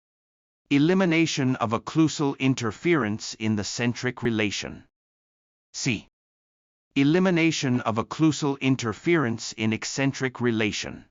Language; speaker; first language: English; non-native, fluent; Japanese